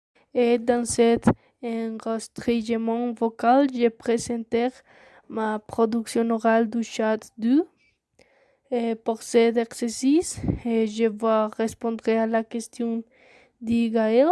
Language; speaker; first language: French; non-native, learner; Spanish